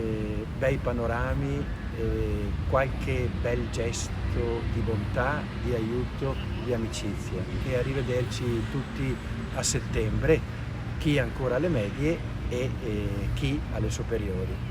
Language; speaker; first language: Italian; native; Italian